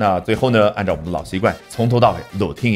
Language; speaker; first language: Chinese; native; Chinese